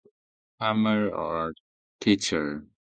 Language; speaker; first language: English; non-native, learner; Vietnamese